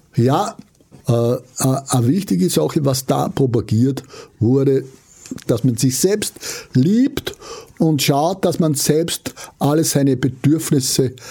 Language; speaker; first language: German; native; German